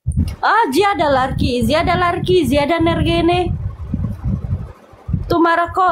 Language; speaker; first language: Hindi; non-native, learner; Pashto